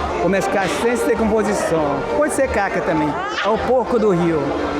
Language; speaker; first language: Portuguese; native; Portuguese